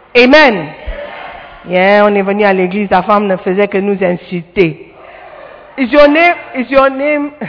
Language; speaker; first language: French; non-native, fluent; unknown